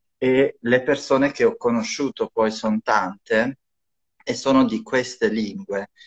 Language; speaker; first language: Italian; non-native, fluent; Albanian